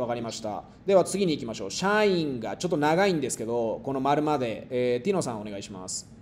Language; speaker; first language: Japanese; non-native, fluent; Spanish